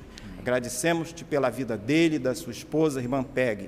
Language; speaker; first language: Portuguese; native; Portuguese